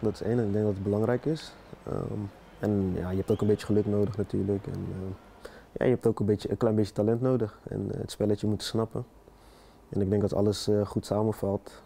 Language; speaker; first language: Dutch; early bilingual, heritage; Dutch